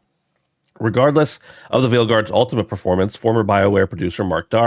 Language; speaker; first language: English; native; English